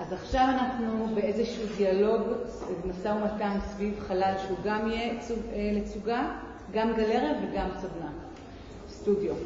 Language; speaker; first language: Hebrew; native; Hebrew